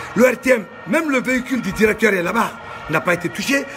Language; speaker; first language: French; non-native, local second language; Bambara